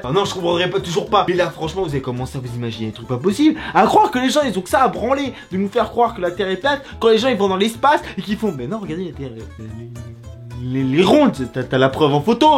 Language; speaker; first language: French; native; French